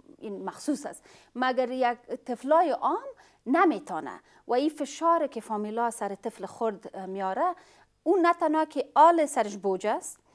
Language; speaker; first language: Persian; non-native, fluent; Pashto